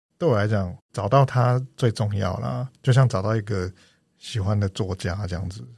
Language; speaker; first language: Chinese; native; Chinese